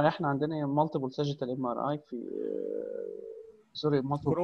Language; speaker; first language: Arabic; native; Arabic